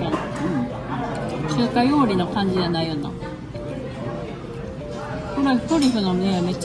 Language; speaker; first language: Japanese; non-native, fluent; Korean